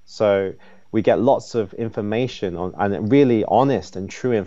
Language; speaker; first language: English; native; English